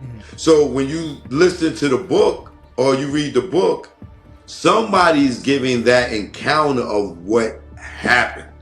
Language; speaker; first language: English; native; English